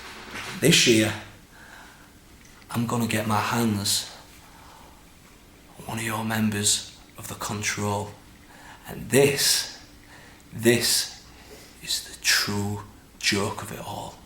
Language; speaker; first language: English; native; English